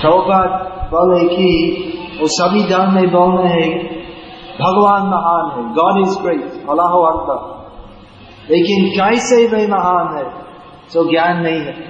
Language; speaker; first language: Hindi; non-native, learner; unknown